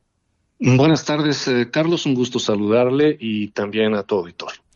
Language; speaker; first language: Spanish; native; Spanish